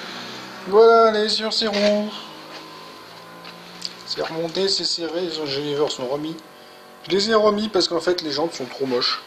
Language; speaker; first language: French; native; French